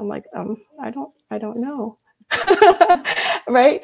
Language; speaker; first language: English; early bilingual, other home language; Vietnamese